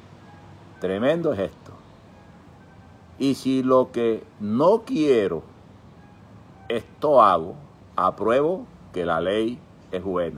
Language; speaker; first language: Spanish; native; Spanish